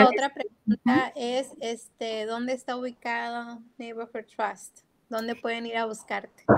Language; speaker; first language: Spanish; native; Spanish